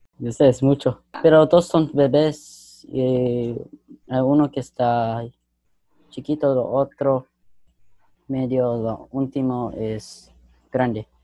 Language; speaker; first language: Spanish; early bilingual, other home language; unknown